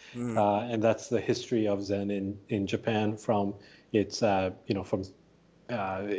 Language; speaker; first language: English; early bilingual, other home language; Japanese